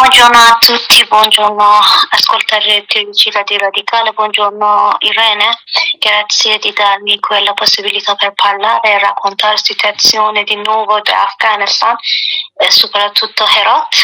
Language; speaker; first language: Italian; non-native, learner; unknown